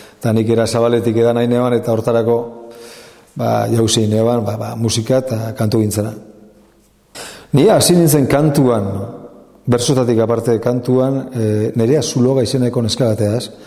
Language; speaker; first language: Basque; native; Basque